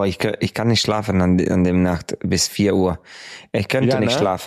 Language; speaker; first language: German; non-native, fluent; Hungarian